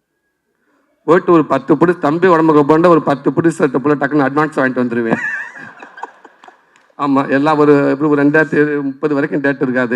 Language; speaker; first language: Tamil; native; Tamil